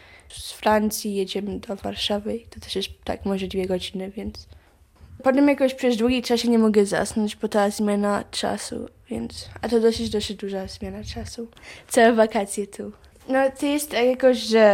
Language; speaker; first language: Polish; early bilingual, heritage; Polish